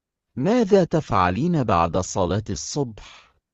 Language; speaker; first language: Arabic; non-native, learner; Indonesian